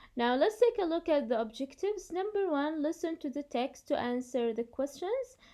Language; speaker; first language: English; non-native, fluent; Arabic